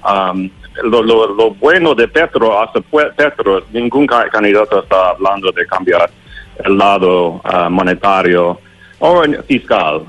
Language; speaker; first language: Spanish; non-native, learner; English